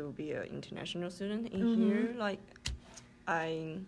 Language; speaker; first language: English; non-native, learner; Chinese